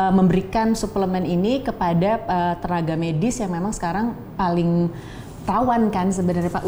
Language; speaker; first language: Indonesian; native; Indonesian